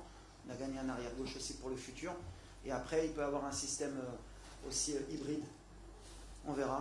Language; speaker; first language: French; native; French